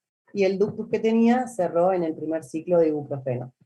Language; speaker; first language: Spanish; native; Spanish